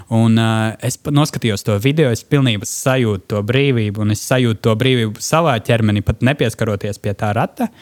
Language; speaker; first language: Latvian; non-native, local second language; Russian